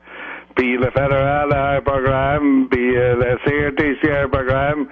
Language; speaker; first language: French; native; French